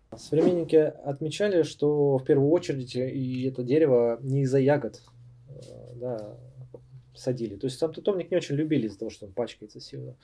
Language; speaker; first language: Russian; native; Russian